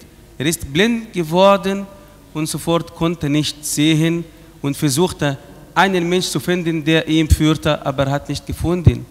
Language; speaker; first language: German; non-native, fluent; Arabic